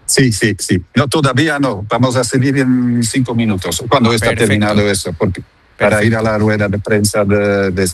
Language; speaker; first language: Spanish; non-native, learner; Dutch